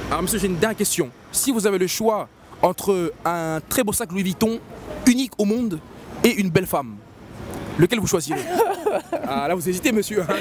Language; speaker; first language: French; native; French